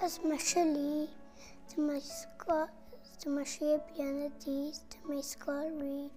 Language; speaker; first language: Irish; native; Irish